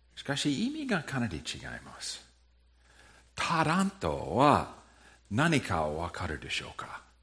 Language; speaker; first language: Japanese; non-native, fluent; English